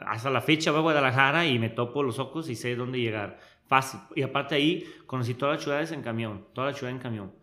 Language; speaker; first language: Spanish; non-native, fluent; Italian